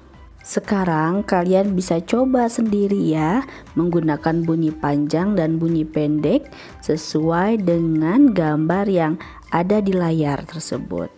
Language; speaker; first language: Indonesian; native; Indonesian